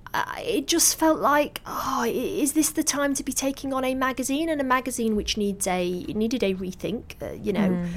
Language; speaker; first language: English; native; English